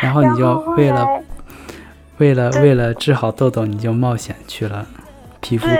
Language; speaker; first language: Chinese; native; Chinese